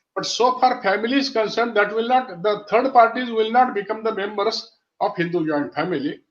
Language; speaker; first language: English; non-native, local second language; Marathi